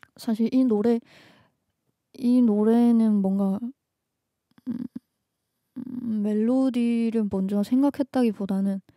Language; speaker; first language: Korean; native; Korean